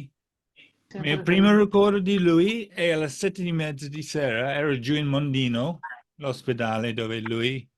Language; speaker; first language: Italian; non-native, fluent; English